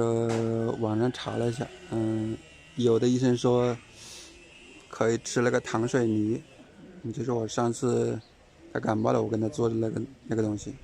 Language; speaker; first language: Chinese; native; Chinese